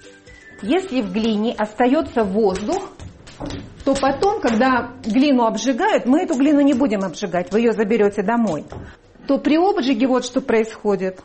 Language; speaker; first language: Russian; native; Russian